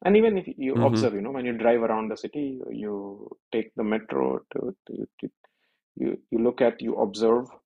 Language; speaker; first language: English; non-native, local second language; Hindi